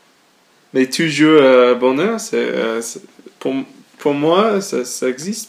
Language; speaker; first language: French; non-native, learner; English